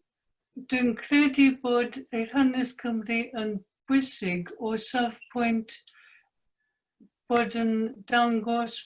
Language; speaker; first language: Welsh; non-native, fluent; English